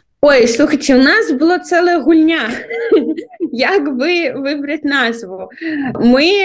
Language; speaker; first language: Belarusian; native; Belarusian